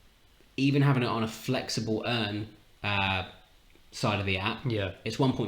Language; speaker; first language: English; native; English